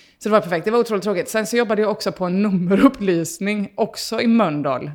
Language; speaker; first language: Swedish; native; Swedish